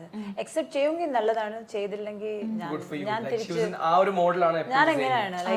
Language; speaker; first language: Malayalam; non-native, local second language; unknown